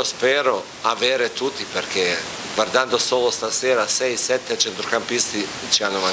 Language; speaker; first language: Italian; non-native, fluent; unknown